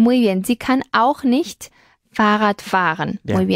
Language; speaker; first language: German; non-native, fluent; Spanish